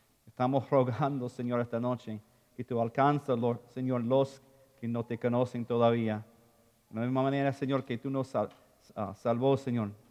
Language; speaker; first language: Spanish; non-native, fluent; English